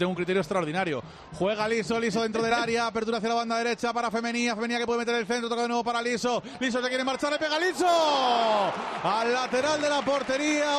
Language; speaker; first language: Spanish; native; Spanish